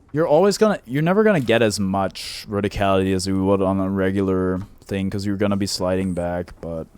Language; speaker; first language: English; native; English